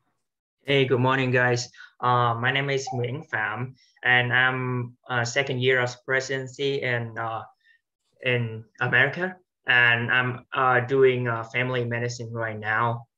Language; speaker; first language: English; non-native, fluent; Vietnamese